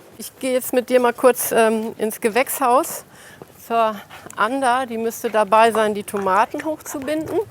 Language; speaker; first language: German; native; German